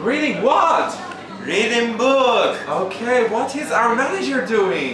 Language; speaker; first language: English; non-native, fluent; Turkish